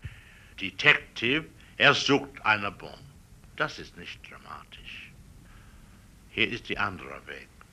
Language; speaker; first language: German; non-native, learner; English